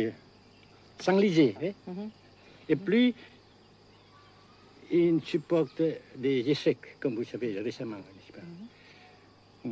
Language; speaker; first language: French; non-native, local second language; Vietnamese